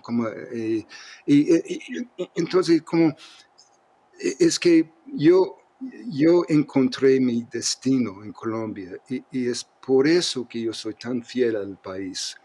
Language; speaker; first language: Spanish; non-native, fluent; English